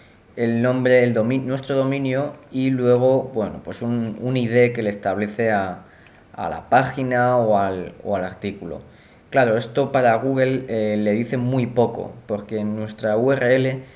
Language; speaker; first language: Spanish; native; Spanish